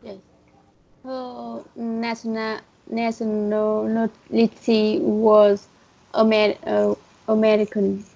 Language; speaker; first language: English; non-native, learner; Vietnamese